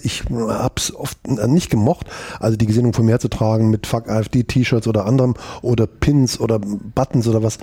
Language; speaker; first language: German; native; German